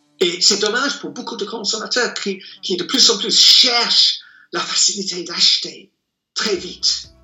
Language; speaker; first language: French; non-native, fluent; English